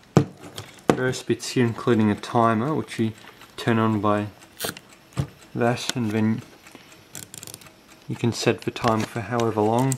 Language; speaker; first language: English; native; English